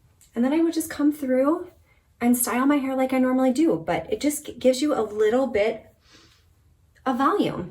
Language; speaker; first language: English; native; English